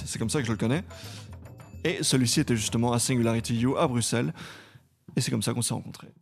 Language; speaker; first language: French; native; French